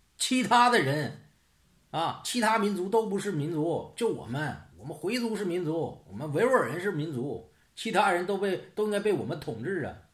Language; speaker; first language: Chinese; native; Chinese